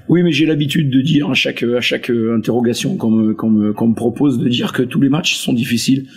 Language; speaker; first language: French; native; French